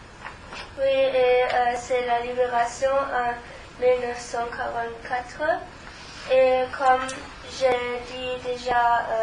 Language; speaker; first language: French; non-native, learner; German